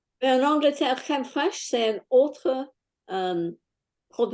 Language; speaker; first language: French; non-native, fluent; English